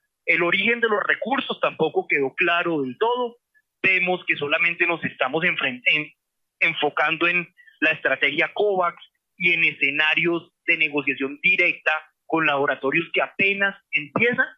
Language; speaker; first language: Spanish; native; Spanish